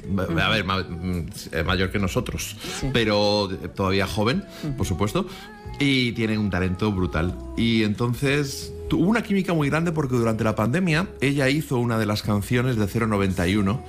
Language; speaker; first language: Spanish; native; Spanish